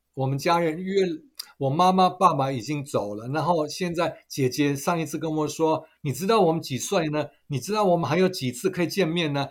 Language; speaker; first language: Chinese; non-native, fluent; German